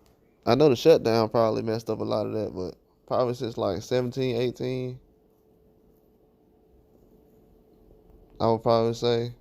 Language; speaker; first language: English; native; English